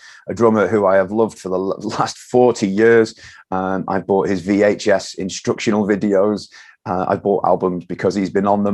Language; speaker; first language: English; native; English